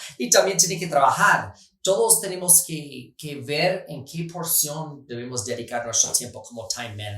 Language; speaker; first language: Spanish; non-native, fluent; English